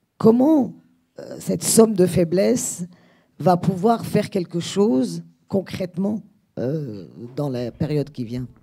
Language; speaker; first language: French; native; French